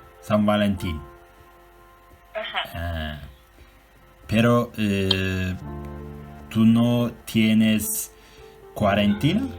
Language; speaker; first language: Spanish; non-native, learner; Turkish